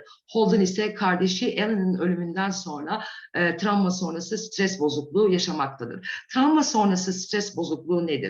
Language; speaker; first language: Turkish; native; Turkish